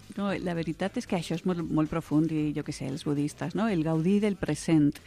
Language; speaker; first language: Catalan; non-native, local second language; Spanish